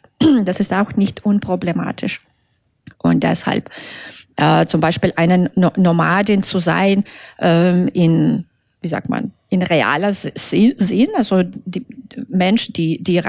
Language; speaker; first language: German; non-native, fluent; Russian